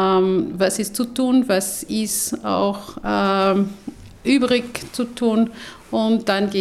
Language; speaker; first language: German; non-native, fluent; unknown